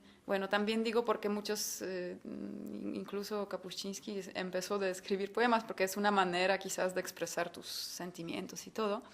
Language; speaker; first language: Spanish; non-native, fluent; Polish